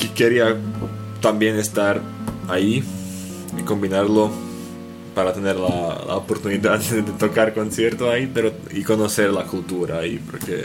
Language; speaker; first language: Spanish; non-native, fluent; Slovak